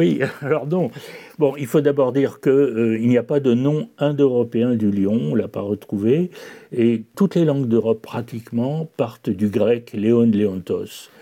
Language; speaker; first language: French; native; French